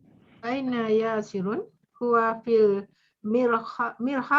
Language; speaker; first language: Arabic; non-native, learner; Malay